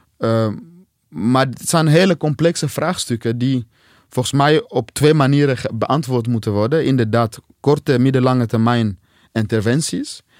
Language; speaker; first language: Dutch; non-native, fluent; Swahili